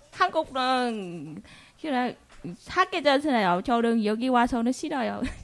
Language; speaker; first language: Korean; non-native, learner; Vietnamese